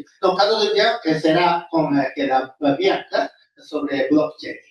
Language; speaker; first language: Portuguese; non-native, fluent; Japanese